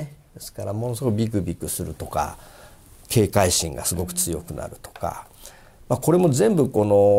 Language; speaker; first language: Japanese; native; Japanese